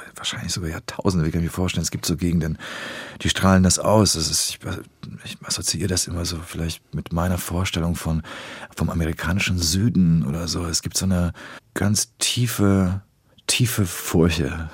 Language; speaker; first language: German; early bilingual, other home language; Polish